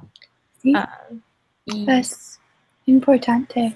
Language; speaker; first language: Spanish; non-native, learner; English